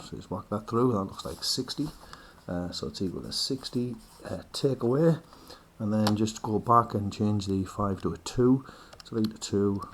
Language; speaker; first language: English; native; English